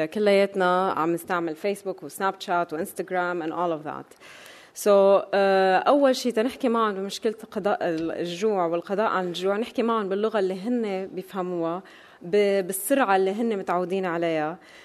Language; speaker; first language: Arabic; native; Arabic